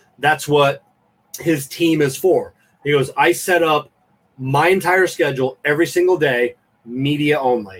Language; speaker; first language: English; native; English